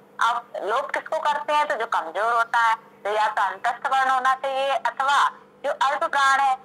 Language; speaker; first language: Hindi; native; Hindi